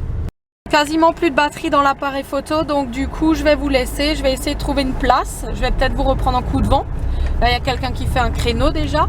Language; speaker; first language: French; native; French